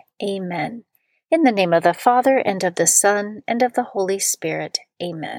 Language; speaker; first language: English; native; English